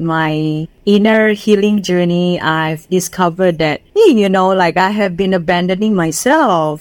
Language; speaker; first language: English; non-native, fluent; Indonesian